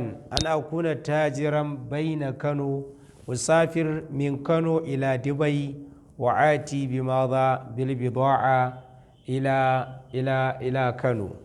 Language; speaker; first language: Arabic; non-native, fluent; Hausa